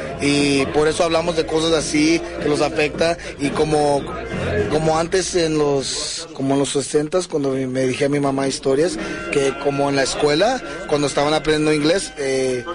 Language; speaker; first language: Spanish; early bilingual, heritage; English